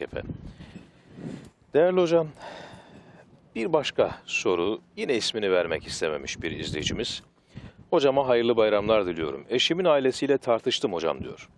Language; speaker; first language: Turkish; native; Turkish